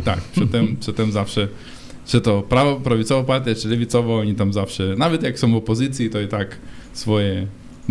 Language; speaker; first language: Polish; non-native, fluent; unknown